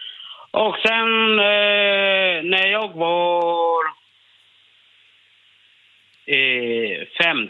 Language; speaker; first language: Swedish; non-native, learner; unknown